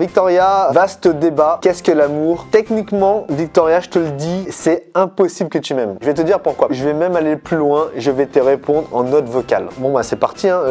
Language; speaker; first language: French; native; French